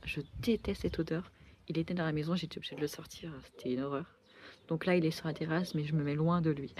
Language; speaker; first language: French; native; French